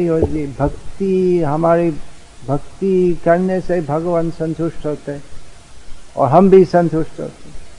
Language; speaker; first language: Hindi; non-native, learner; English